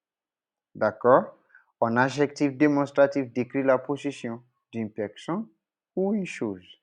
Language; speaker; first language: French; non-native, local second language; English